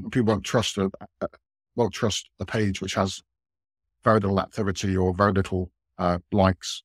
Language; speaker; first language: English; native; English